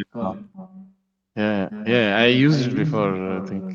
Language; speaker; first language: English; non-native, local second language; Hindi